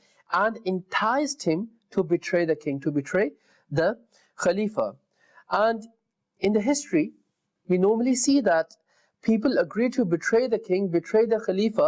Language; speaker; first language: English; non-native, local second language; Urdu